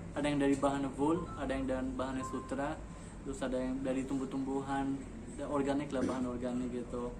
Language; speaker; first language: Indonesian; non-native, fluent; Urdu